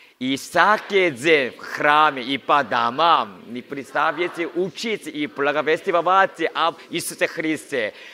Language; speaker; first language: Russian; non-native, learner; Korean